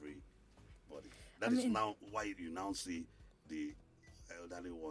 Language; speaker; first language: English; non-native, local second language; Igbo